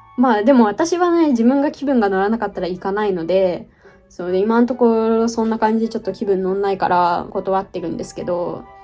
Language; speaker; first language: Japanese; native; Japanese